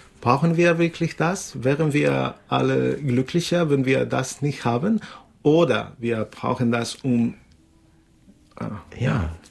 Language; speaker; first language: German; non-native, learner; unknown